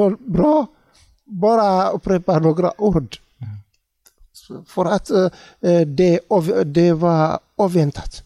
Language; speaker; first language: Swedish; non-native, learner; Tigrinya